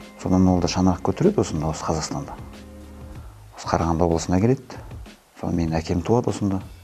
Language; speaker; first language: Kazakh; non-native, local second language; Russian